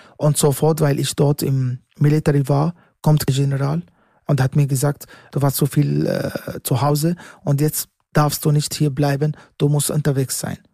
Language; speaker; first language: German; non-native, learner; Arabic